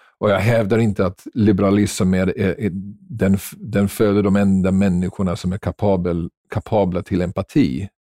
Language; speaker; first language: Swedish; non-native, fluent; English